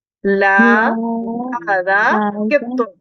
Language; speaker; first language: Arabic; non-native, fluent; Urdu